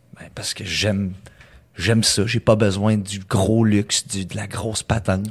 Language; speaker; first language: French; early bilingual, heritage; French